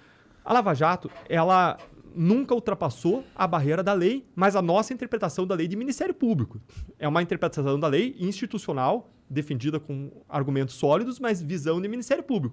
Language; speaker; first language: Portuguese; native; Portuguese